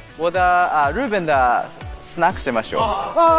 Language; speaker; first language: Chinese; non-native, learner; Japanese